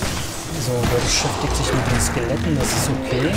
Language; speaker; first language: German; native; German